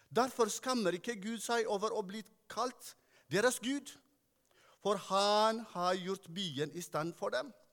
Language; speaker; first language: Norwegian; non-native, fluent; Tigrinya